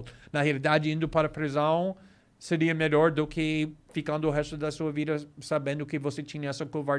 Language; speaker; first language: Portuguese; non-native, fluent; English